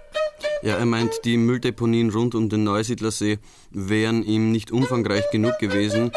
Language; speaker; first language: German; native; German